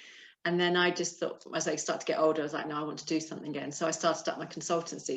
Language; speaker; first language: English; native; English